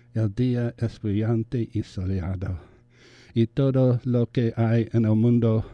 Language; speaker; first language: Spanish; non-native, learner; English